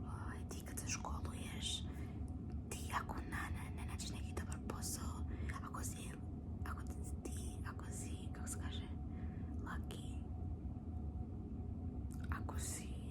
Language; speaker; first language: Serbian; early bilingual, heritage; Serbian